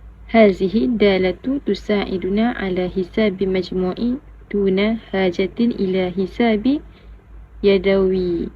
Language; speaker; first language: Arabic; non-native, learner; Malay